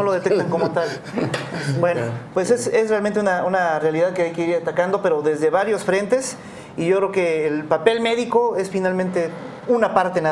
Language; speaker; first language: Spanish; native; Spanish